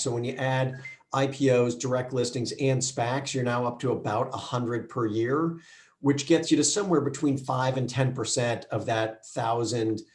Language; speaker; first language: English; native; English